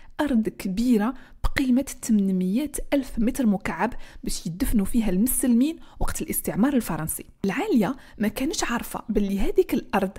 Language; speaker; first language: Arabic; native; Arabic